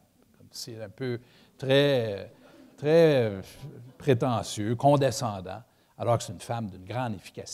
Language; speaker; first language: French; native; French